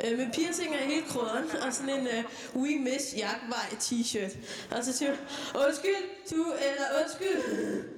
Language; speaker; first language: Danish; native; Danish